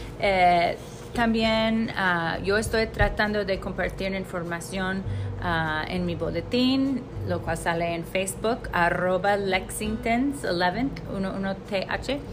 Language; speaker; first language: Spanish; non-native, fluent; English